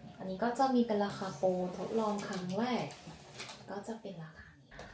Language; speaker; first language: Thai; non-native, fluent; Korean